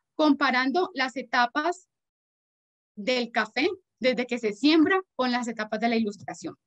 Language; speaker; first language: Spanish; native; Spanish